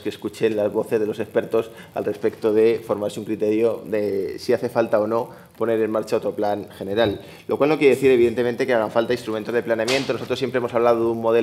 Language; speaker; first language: Spanish; native; Spanish